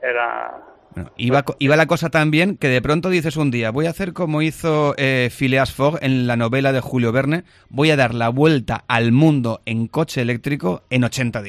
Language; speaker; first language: Spanish; native; Spanish